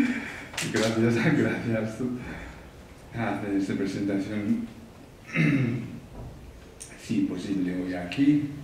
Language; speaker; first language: Spanish; non-native, learner; Tibetan